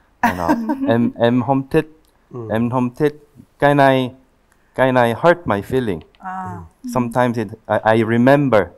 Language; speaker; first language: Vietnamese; non-native, learner; Korean